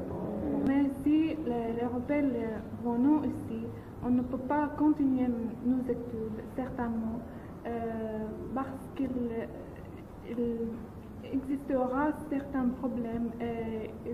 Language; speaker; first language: French; non-native, learner; Arabic